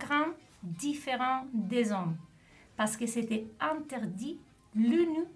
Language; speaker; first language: French; non-native, fluent; Spanish